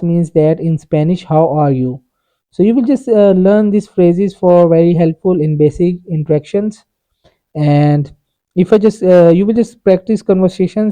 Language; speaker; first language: English; non-native, local second language; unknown